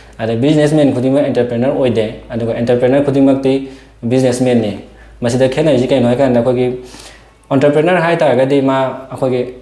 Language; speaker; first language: Manipuri; native; Manipuri